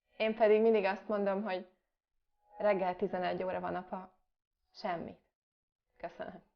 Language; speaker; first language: Hungarian; native; Hungarian